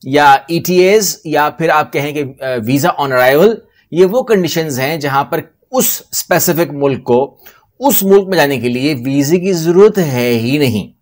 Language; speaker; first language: Urdu; non-native, local second language; Punjabi